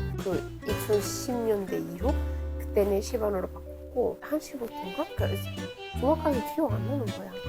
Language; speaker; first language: Korean; non-native, fluent; Arabic